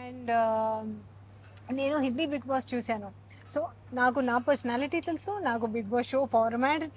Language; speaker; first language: Telugu; non-native, learner; Hindi